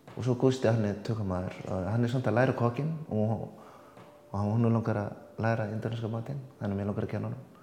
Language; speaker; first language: Icelandic; early bilingual, other home language; Indonesian